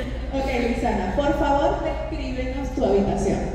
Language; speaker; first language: Spanish; native; Spanish